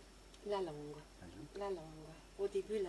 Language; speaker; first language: French; non-native, local second language; Dutch